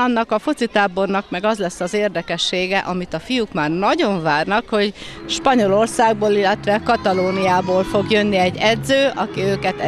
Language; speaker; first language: Hungarian; native; Hungarian